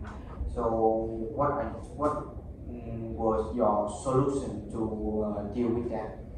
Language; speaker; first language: English; non-native, learner; Vietnamese